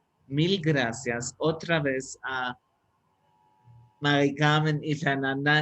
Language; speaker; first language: Spanish; non-native, fluent; German